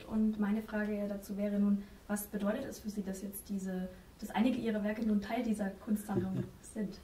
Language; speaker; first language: German; native; German